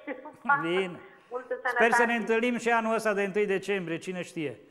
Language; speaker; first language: Romanian; native; Romanian